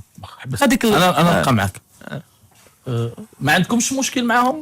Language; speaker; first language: Arabic; native; Arabic